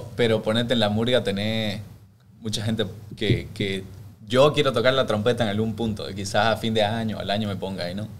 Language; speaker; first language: Spanish; native; Spanish